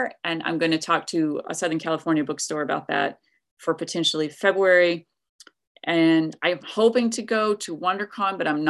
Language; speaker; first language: English; native; English